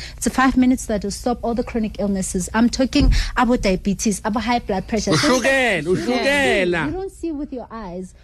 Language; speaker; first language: English; non-native, local second language; Zulu